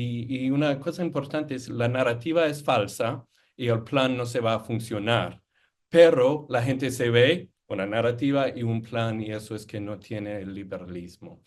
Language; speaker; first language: Spanish; non-native, fluent; English